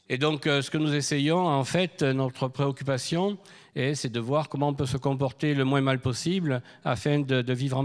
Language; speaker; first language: French; native; French